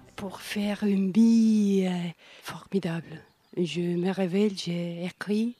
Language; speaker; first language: French; non-native, fluent; Spanish